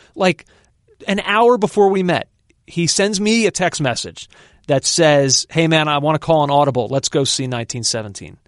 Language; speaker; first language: English; native; English